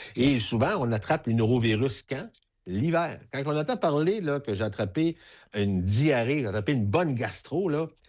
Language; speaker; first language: French; native; French